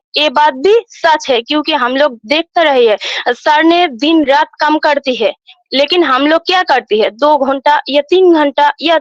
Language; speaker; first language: Hindi; non-native, local second language; Bangla